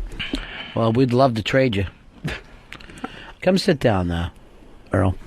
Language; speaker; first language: English; native; English